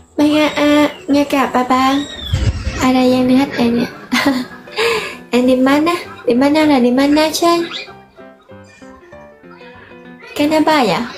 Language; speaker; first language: Indonesian; non-native, learner; Vietnamese